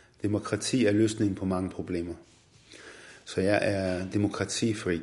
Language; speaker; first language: Swedish; non-native, fluent; Arabic